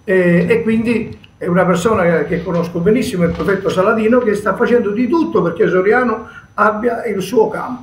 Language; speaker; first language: Italian; native; Italian